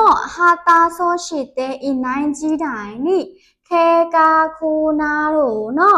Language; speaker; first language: Japanese; non-native, learner; Burmese